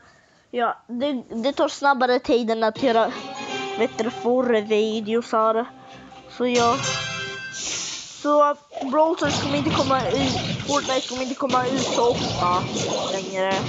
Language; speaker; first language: Swedish; early bilingual, other home language; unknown